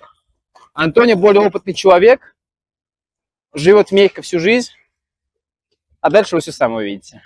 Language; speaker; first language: Russian; native; Russian